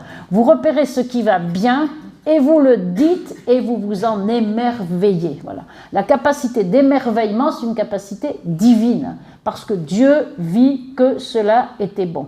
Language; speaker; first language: French; native; French